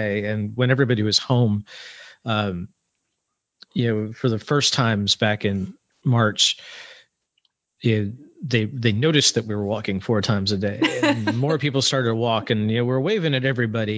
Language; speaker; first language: English; native; English